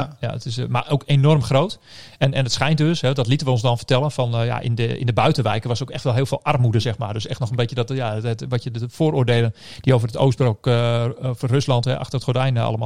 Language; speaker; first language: Dutch; native; Dutch